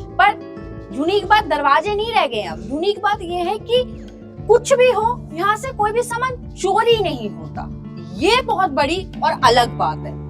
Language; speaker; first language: Hindi; native; Hindi